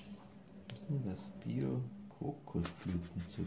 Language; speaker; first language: German; native; German